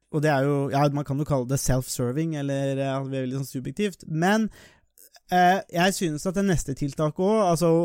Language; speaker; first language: Norwegian; native; Norwegian